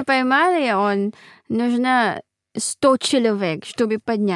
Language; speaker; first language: Russian; non-native, learner; Filipino